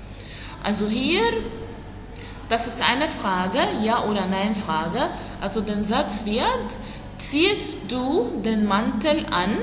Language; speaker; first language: German; non-native, fluent; Arabic